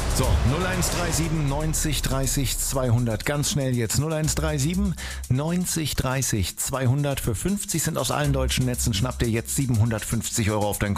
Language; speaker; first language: German; native; German